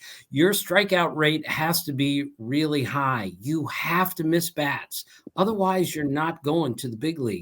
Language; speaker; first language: English; native; English